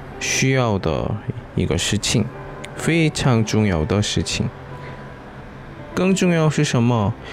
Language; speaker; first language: Chinese; non-native, learner; Korean